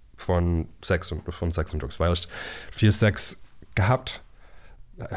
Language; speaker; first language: German; non-native, fluent; English